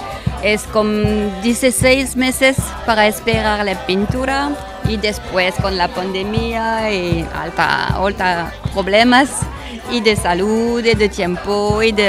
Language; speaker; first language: Spanish; non-native, learner; French